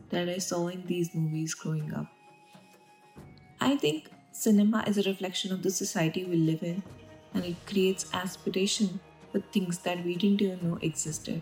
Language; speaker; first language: English; non-native, local second language; Hindi